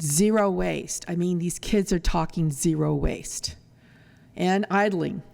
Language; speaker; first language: English; early bilingual, other home language; Spanish